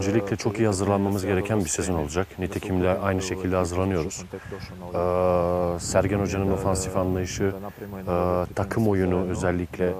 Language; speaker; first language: Turkish; native; Turkish